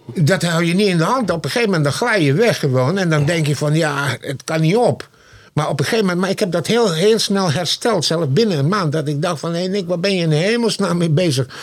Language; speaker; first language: Dutch; non-native, fluent; Malay